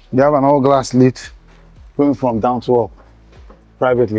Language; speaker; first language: English; non-native, local second language; Igbo